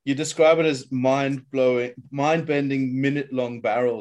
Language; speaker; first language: English; native; English